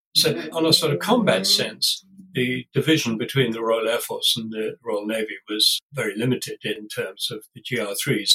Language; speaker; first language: English; native; English